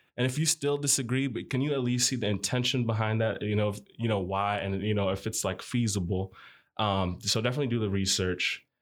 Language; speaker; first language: English; early bilingual, other home language; Arabic